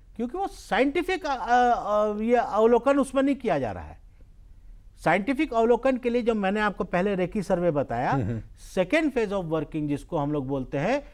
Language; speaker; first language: Hindi; native; Hindi